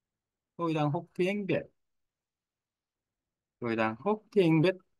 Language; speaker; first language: Vietnamese; non-native, learner; Korean